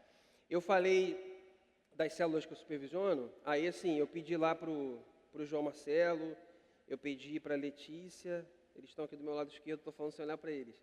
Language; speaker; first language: Portuguese; native; Portuguese